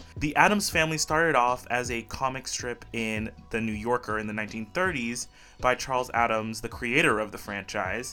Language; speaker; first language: English; early bilingual, other home language; Portuguese